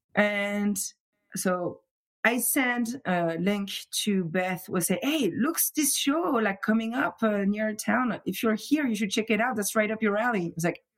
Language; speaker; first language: English; non-native, fluent; French